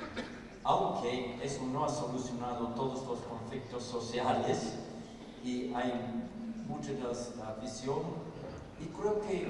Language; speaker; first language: Spanish; non-native, fluent; English